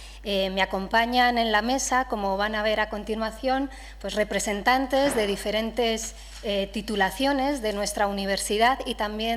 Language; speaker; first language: Spanish; native; Spanish